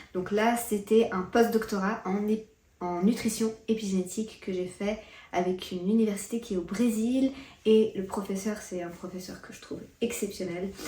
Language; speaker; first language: French; early bilingual, other home language; Portuguese